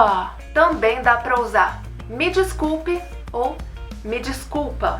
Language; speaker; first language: Portuguese; native; Portuguese